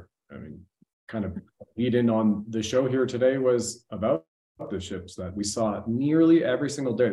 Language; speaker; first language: English; native; English